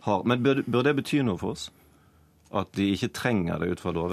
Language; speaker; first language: Norwegian; native; Norwegian